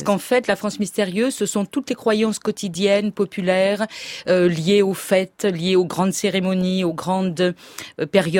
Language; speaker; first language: French; native; French